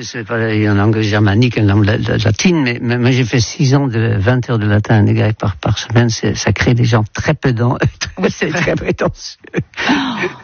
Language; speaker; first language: French; non-native, fluent; Dutch